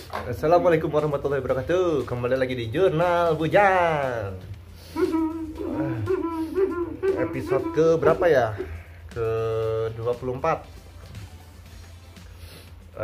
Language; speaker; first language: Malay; non-native, local second language; Sundanese